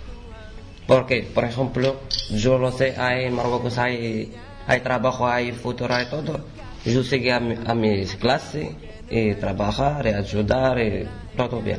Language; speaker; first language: Spanish; non-native, learner; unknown